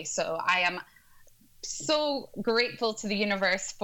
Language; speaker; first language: English; native; English